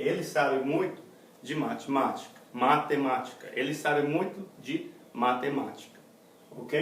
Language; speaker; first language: Portuguese; non-native, fluent; English